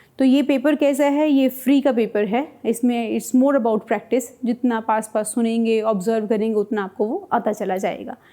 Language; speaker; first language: Hindi; native; Hindi